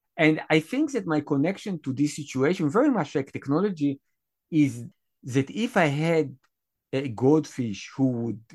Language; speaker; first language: English; non-native, fluent; Hebrew